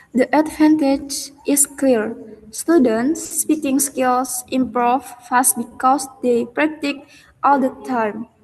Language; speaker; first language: English; non-native, learner; Indonesian